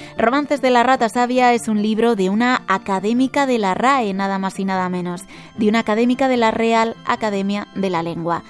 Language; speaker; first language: Spanish; native; Spanish